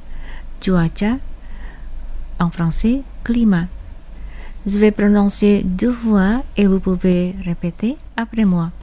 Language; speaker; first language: French; non-native, fluent; Indonesian